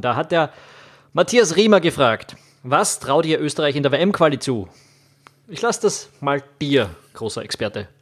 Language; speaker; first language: German; native; German